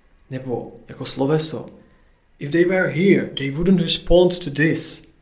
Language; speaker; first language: English; non-native, fluent; Czech